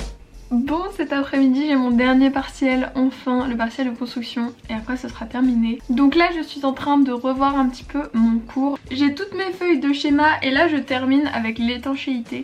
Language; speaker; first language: French; native; French